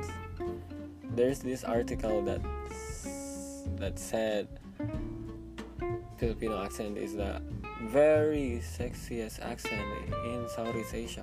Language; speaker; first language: English; non-native, local second language; Filipino